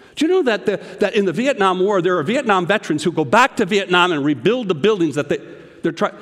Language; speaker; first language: English; native; English